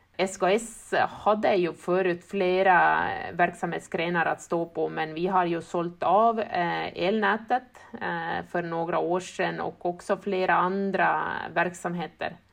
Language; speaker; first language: Swedish; non-native, fluent; Estonian